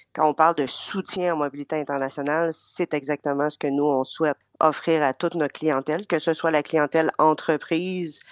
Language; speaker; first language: French; native; French